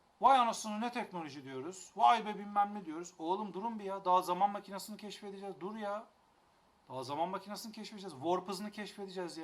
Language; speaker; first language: Turkish; native; Turkish